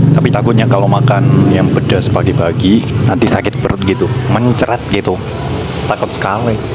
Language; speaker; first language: Indonesian; non-native, fluent; Japanese